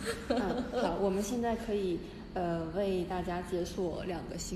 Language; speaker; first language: Chinese; native; Chinese